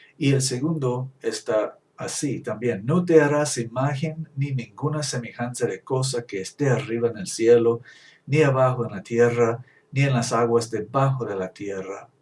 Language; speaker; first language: Spanish; non-native, fluent; English